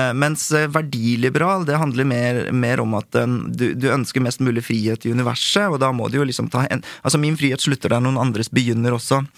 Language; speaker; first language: Norwegian; early bilingual, other home language; Korean